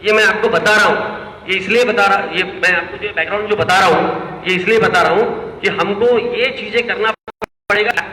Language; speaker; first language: Hindi; non-native, local second language; Marathi